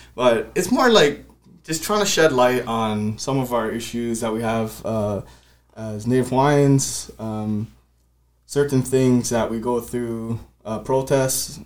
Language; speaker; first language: English; native; English